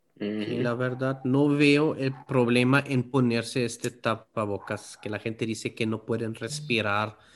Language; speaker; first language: Spanish; non-native, fluent; German